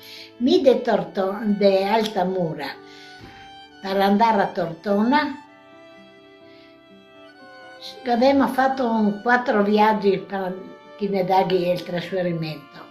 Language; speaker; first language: Italian; non-native, local second language; Venetian